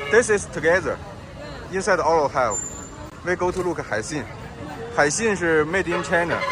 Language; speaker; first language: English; non-native, learner; Chinese